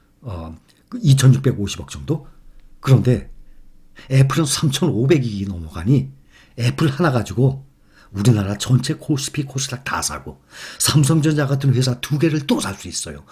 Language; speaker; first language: Korean; native; Korean